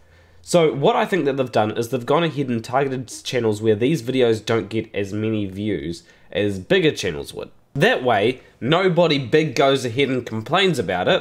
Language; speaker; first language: English; native; English